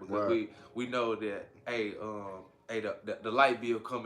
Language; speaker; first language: English; native; English